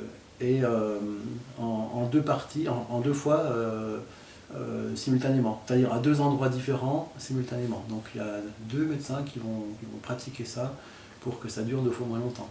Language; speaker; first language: French; native; French